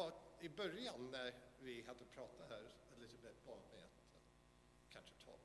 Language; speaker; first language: Swedish; non-native, fluent; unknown